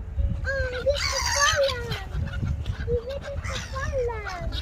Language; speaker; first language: Dutch; early bilingual, other home language; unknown